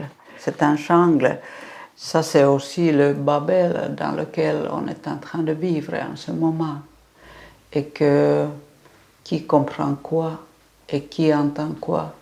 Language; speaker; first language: French; non-native, fluent; Finnish